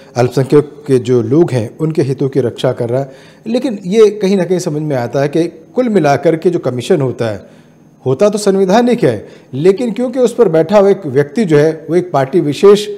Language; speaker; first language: Hindi; native; Hindi